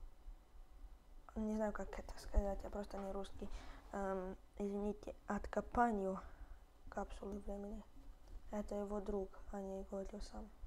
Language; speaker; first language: Russian; early bilingual, heritage; Russian